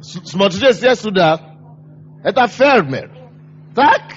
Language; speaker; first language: Russian; non-native, fluent; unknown